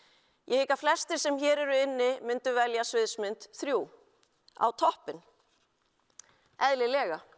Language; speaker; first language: Icelandic; native; Icelandic